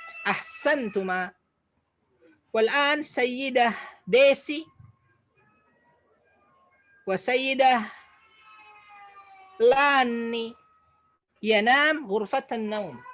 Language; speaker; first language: Arabic; non-native, fluent; Indonesian